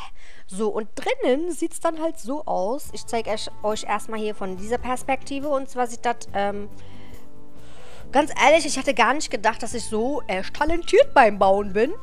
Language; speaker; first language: German; native; German